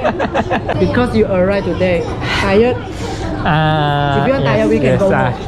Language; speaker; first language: English; non-native, learner; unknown